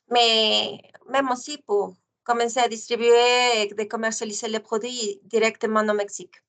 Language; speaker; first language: French; non-native, fluent; Spanish